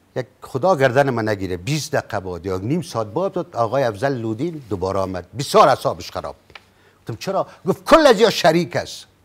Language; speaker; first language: Persian; native; Persian